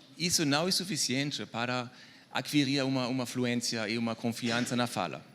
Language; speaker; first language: Portuguese; non-native, fluent; German